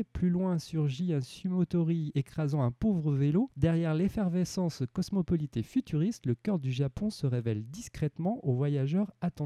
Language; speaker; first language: French; native; French